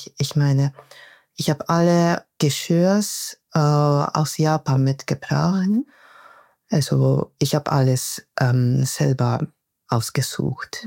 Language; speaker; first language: German; non-native, fluent; Japanese